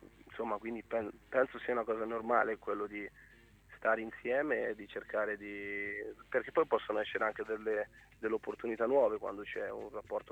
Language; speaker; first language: Italian; native; Italian